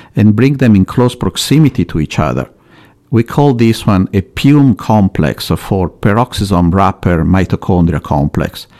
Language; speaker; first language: English; non-native, fluent; Italian